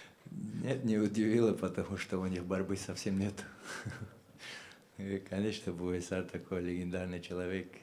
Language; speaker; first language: Russian; non-native, local second language; Chechen